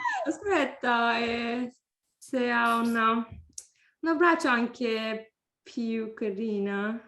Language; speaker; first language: Italian; non-native, learner; English